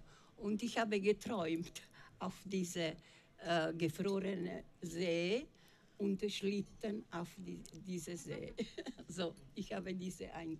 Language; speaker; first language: German; non-native, learner; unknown